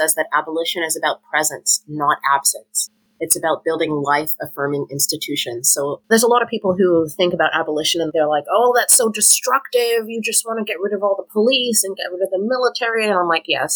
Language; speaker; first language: English; native; English